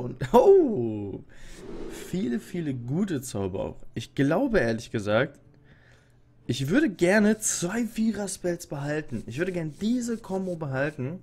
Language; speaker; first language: German; native; German